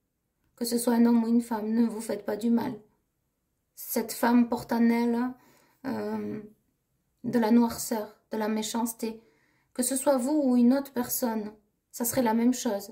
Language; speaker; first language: French; native; French